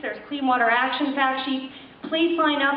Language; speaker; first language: English; native; English